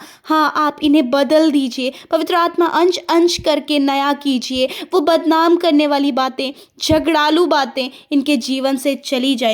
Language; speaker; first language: Hindi; native; Hindi